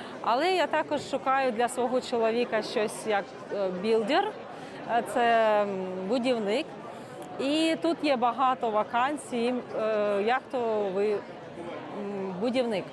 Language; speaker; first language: Ukrainian; non-native, local second language; Russian